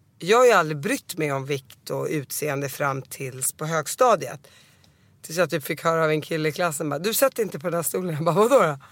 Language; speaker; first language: Swedish; early bilingual, other home language; Arabic